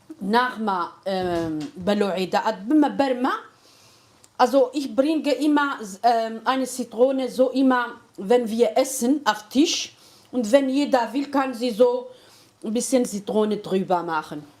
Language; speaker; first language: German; non-native, learner; Kurdish